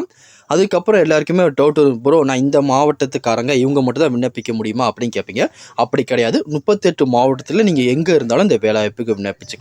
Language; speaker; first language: Tamil; native; Tamil